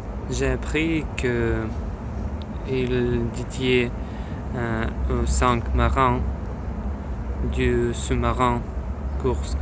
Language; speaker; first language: French; non-native, learner; Russian